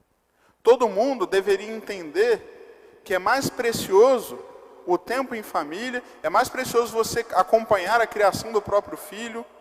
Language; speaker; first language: Portuguese; native; Portuguese